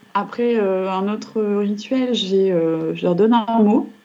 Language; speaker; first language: French; native; French